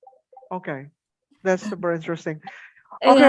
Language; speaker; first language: English; non-native, fluent; Indonesian